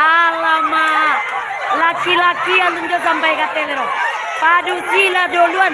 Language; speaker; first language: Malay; non-native, local second language; Minangkabau